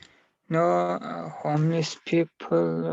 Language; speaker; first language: English; non-native, learner; Turkish